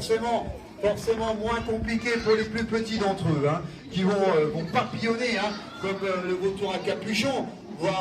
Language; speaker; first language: French; native; French